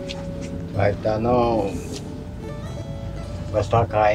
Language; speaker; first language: Filipino; non-native, learner; Japanese